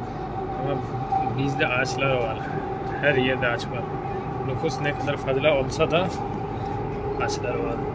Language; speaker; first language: Turkish; non-native, fluent; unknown